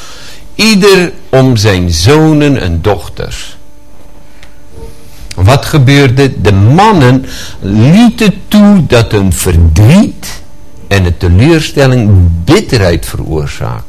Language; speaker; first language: Dutch; non-native, fluent; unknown